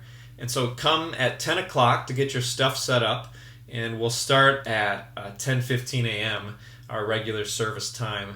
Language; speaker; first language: English; native; English